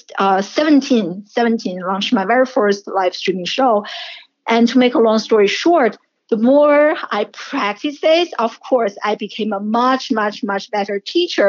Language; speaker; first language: English; non-native, fluent; Chinese